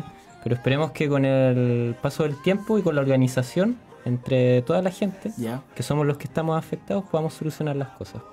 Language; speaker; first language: Spanish; native; Spanish